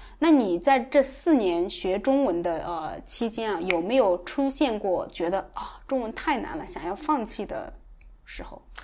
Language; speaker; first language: Chinese; native; Chinese